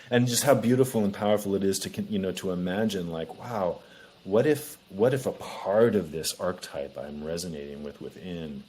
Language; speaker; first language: English; native; English